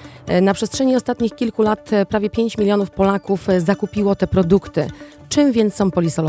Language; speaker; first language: Polish; native; Polish